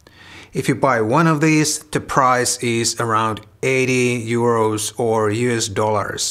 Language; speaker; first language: English; non-native, fluent; Finnish